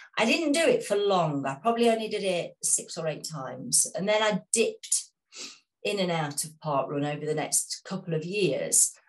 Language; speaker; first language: English; native; English